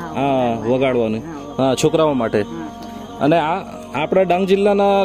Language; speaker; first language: Hindi; non-native, local second language; Gujarati